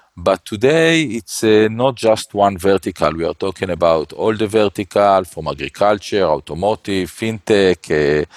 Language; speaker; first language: English; non-native, learner; Hebrew